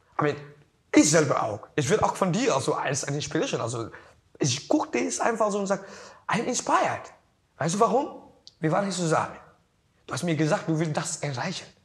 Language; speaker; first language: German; non-native, learner; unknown